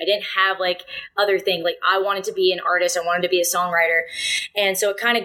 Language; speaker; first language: English; native; English